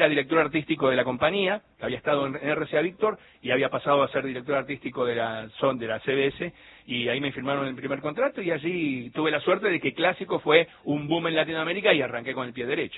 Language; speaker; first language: Spanish; native; Spanish